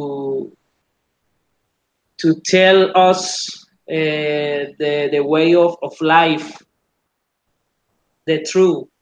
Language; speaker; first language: English; non-native, learner; Spanish